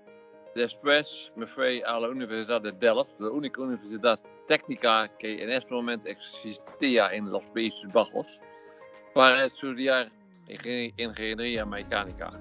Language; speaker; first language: Spanish; non-native, fluent; Dutch